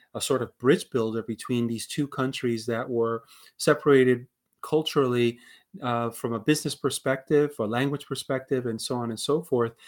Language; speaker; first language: English; early bilingual, other home language; Spanish